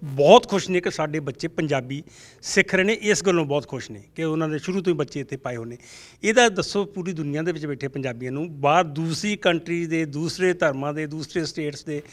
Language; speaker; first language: Punjabi; native; Punjabi